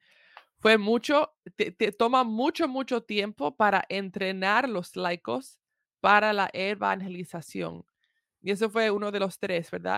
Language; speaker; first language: Spanish; early bilingual, heritage; Spanish